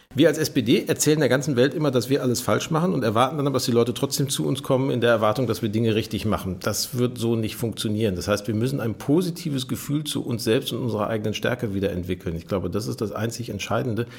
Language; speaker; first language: German; native; German